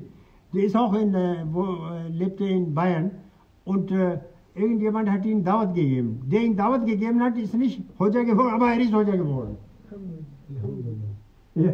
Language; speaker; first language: German; non-native, fluent; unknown